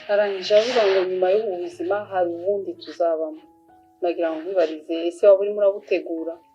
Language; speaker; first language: Kinyarwanda; native; Kinyarwanda